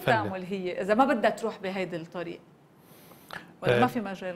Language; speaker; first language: Arabic; native; Arabic